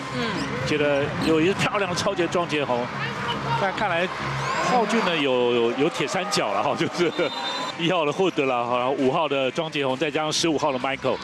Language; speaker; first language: Chinese; native; Chinese